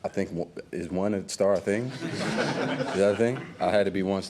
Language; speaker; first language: English; native; English